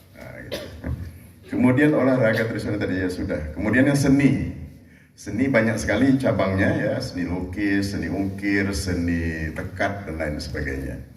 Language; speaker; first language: Indonesian; native; Indonesian